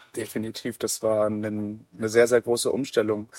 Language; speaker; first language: German; native; German